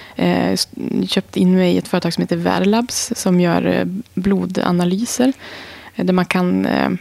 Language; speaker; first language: Swedish; native; Swedish